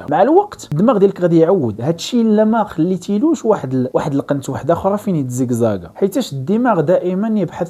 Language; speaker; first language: Arabic; native; Arabic